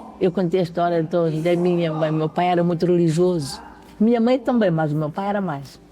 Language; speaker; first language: Portuguese; non-native, local second language; Kabuverdianu